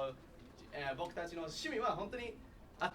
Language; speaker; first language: Japanese; non-native, learner; English